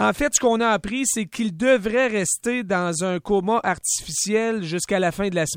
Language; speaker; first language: French; native; French